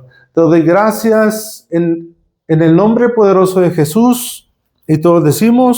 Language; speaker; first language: Spanish; native; Spanish